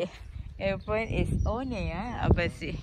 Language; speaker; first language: German; non-native, learner; Filipino